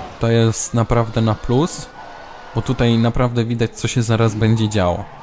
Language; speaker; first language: Polish; native; Polish